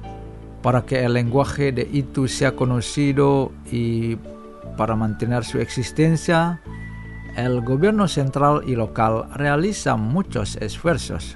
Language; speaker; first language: Spanish; non-native, fluent; Indonesian